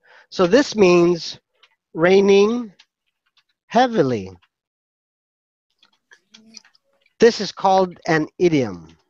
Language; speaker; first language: English; non-native, fluent; Filipino